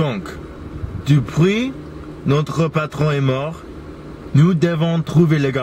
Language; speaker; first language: French; non-native, learner; English